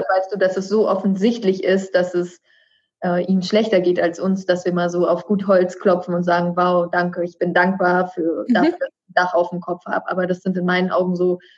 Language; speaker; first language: German; native; German